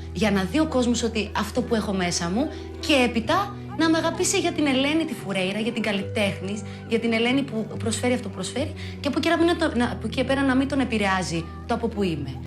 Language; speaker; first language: Greek; early bilingual, other home language; Albanian